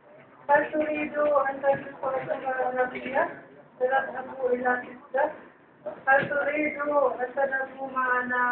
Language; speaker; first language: Arabic; non-native, learner; Filipino